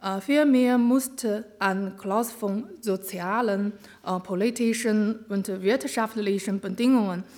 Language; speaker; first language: German; non-native, learner; Chinese